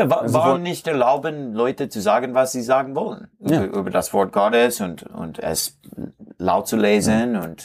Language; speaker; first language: German; non-native, learner; English